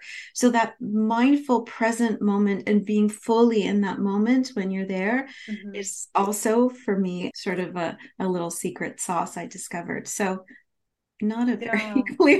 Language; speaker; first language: English; native; English